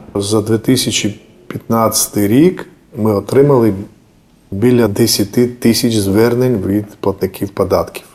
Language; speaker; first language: Ukrainian; non-native, fluent; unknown